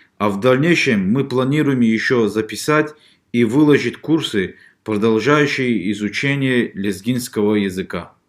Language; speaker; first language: Russian; non-native, local second language; Lezghian